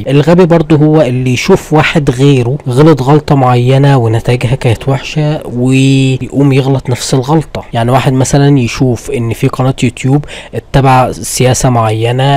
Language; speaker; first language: Arabic; native; Arabic